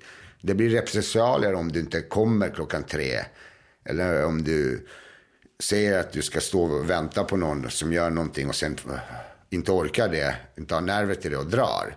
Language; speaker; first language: Swedish; native; Swedish